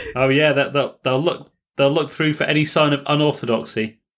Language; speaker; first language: English; native; English